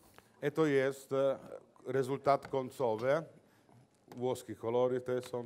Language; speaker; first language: Polish; non-native, learner; Italian